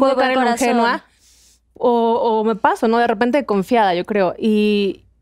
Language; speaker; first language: Spanish; native; Spanish